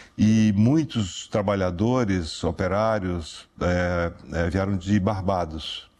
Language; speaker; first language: Portuguese; native; Portuguese